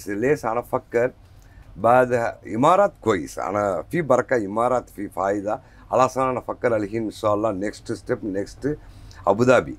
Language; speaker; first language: Arabic; non-native, learner; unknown